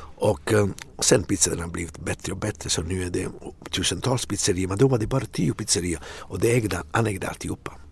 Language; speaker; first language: Swedish; non-native, fluent; Italian